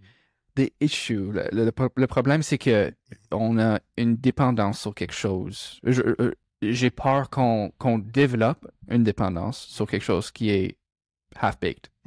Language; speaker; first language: French; non-native, local second language; English